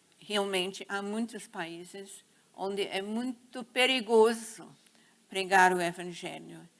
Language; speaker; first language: Portuguese; non-native, fluent; English